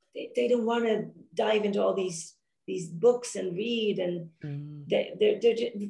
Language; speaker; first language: English; non-native, fluent; Dutch